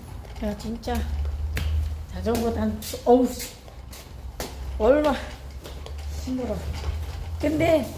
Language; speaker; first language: Korean; non-native, local second language; Filipino